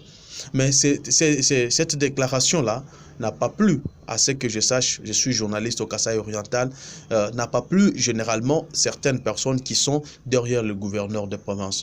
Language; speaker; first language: French; non-native, local second language; Luba-Lulua